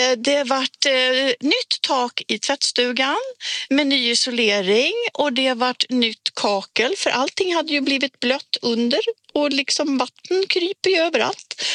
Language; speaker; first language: Swedish; native; Swedish